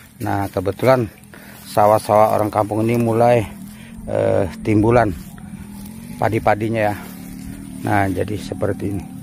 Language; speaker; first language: Indonesian; non-native, local second language; Banjar